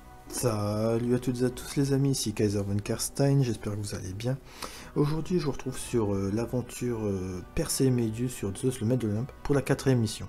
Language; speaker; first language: French; native; French